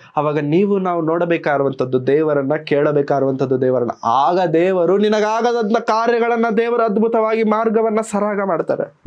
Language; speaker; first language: Kannada; non-native, local second language; Telugu